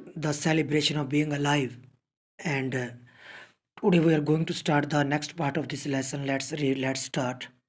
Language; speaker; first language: English; non-native, local second language; Punjabi